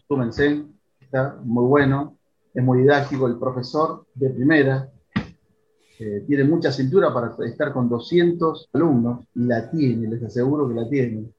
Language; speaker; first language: Spanish; native; Spanish